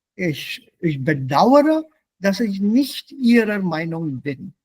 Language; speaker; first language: German; non-native, fluent; Hindi